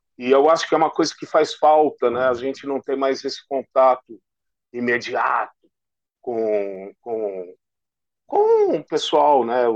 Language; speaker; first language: Portuguese; native; Portuguese